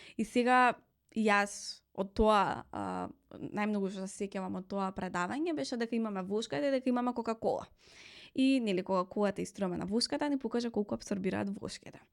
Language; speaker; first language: Macedonian; native; Macedonian